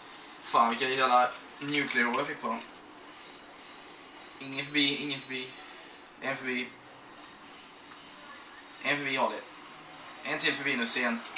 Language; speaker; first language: Swedish; native; Swedish